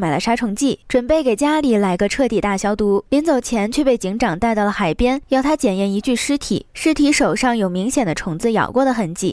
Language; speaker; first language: Chinese; native; Chinese